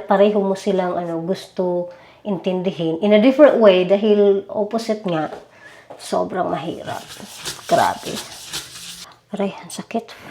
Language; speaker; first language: Filipino; native; Filipino